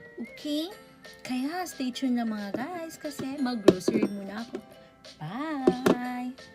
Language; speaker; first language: Filipino; non-native, local second language; Cebuano